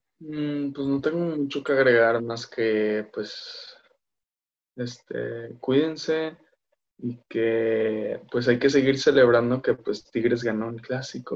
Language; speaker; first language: Spanish; native; Spanish